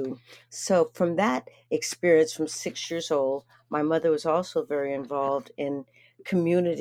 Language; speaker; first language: English; native; English